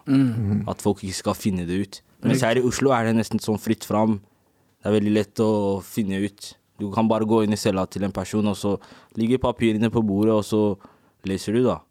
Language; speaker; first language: Norwegian; native; Norwegian